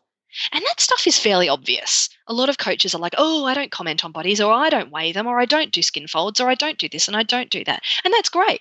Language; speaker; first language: English; native; English